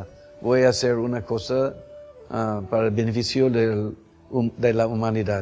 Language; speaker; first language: Spanish; non-native, fluent; English